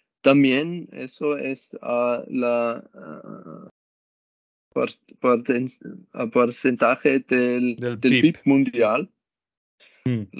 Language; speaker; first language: Spanish; non-native, learner; German